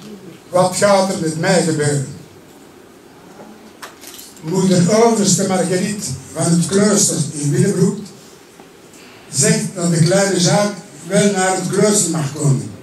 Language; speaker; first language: Dutch; early bilingual, other home language; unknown